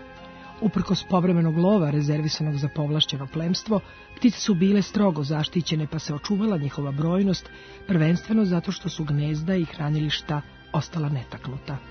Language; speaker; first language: Serbian; native; Serbian